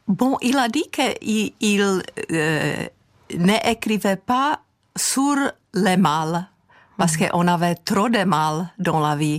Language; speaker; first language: French; non-native, fluent; Czech